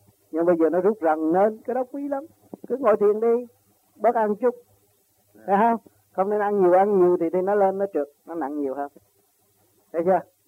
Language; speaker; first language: Vietnamese; native; Vietnamese